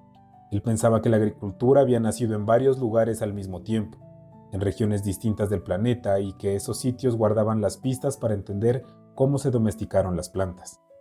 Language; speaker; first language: Spanish; native; Spanish